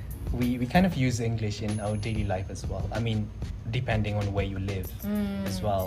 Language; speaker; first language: English; non-native, local second language; Malay